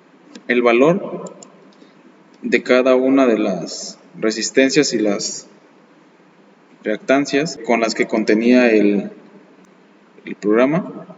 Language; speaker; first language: Spanish; native; Spanish